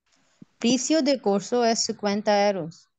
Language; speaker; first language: Spanish; non-native, learner; Urdu